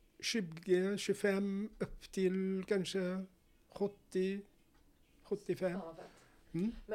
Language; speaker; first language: Swedish; non-native, fluent; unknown